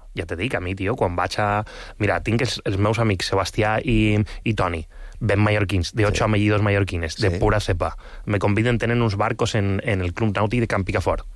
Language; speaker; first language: Catalan; non-native, local second language; Spanish